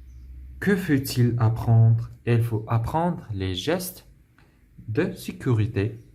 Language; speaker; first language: French; non-native, local second language; Arabic